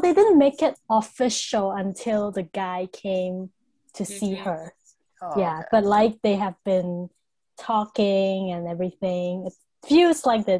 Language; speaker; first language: English; non-native, local second language; Cantonese